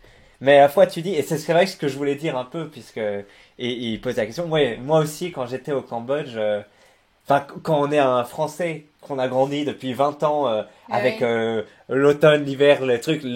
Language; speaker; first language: French; native; French